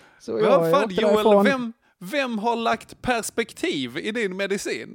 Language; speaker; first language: Swedish; native; Swedish